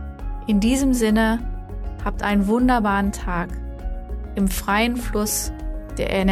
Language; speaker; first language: German; native; German